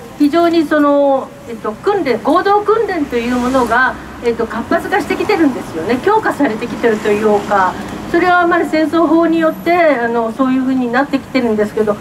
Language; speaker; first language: Japanese; native; Japanese